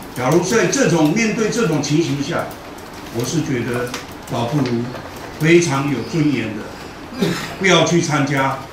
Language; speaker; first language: Chinese; native; Chinese